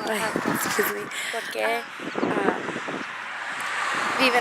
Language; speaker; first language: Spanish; non-native, learner; English